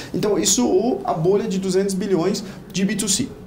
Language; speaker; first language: Portuguese; non-native, fluent; German